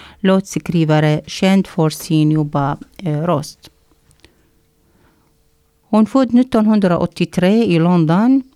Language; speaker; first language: Swedish; non-native, learner; Arabic